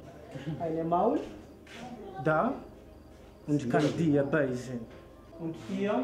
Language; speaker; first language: German; non-native, learner; Swahili